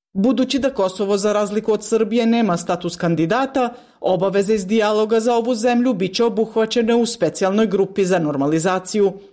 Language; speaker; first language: Serbian; non-native, local second language; Albanian